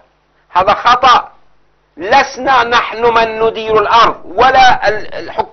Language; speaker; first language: Arabic; native; Arabic